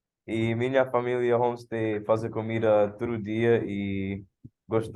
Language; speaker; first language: Portuguese; non-native, learner; English